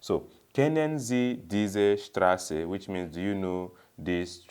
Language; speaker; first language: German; non-native, fluent; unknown